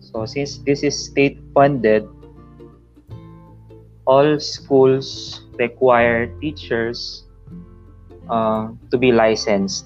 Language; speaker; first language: English; non-native, local second language; Filipino